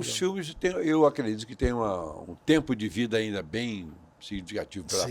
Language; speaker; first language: Portuguese; native; Portuguese